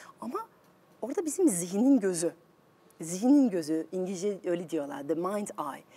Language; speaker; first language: Turkish; non-native, fluent; French